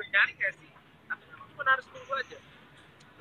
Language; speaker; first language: Indonesian; native; Indonesian